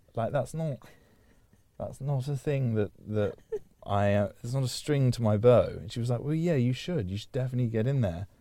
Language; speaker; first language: English; native; English